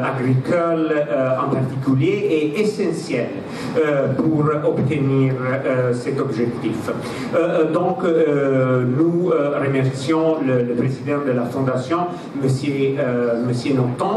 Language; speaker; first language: French; non-native, fluent; Italian